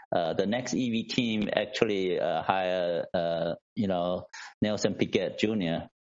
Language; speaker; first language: English; non-native, fluent; Chinese